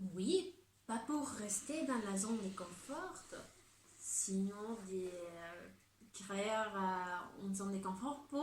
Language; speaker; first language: French; non-native, fluent; Spanish